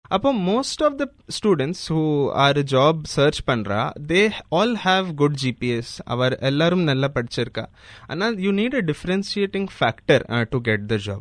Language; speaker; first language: Tamil; early bilingual, heritage; Tamil